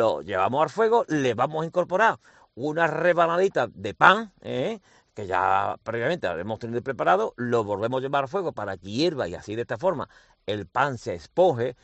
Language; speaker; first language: Spanish; native; Spanish